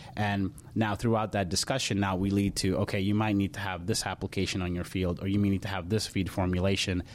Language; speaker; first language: English; early bilingual, other home language; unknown